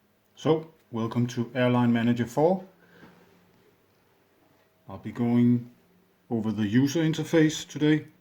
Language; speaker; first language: English; non-native, fluent; Danish